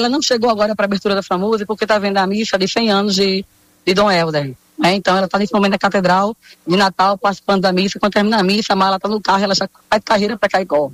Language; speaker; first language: Portuguese; native; Portuguese